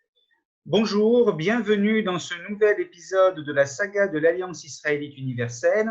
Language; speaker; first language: French; native; French